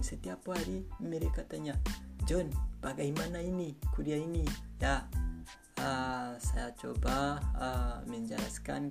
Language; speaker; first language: Indonesian; non-native, learner; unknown